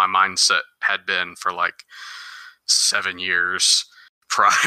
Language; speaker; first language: English; native; English